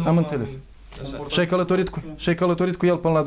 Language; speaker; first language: Romanian; native; Romanian